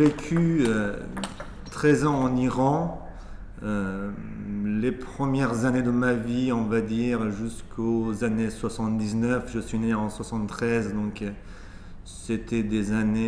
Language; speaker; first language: French; early bilingual, other home language; Persian